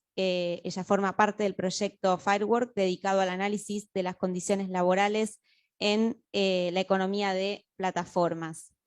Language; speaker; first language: Spanish; native; Spanish